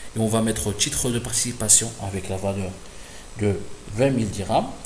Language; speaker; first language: French; non-native, local second language; Arabic